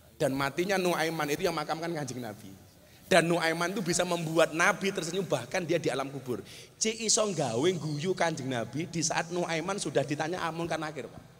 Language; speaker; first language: Indonesian; native; Indonesian